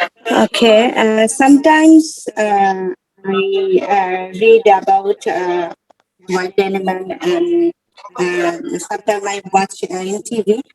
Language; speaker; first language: English; non-native, learner; Bangla